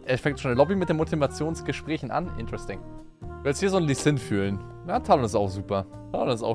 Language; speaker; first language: German; native; German